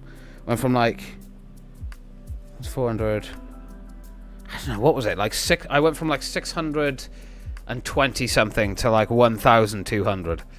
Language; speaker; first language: English; native; English